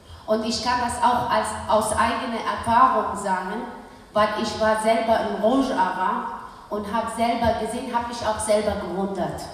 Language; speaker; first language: German; early bilingual, other home language; Kurdish